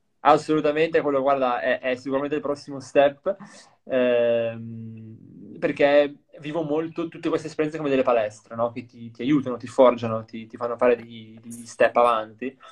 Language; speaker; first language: Italian; native; Italian